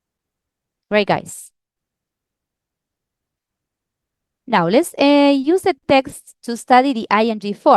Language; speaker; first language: English; non-native, fluent; Spanish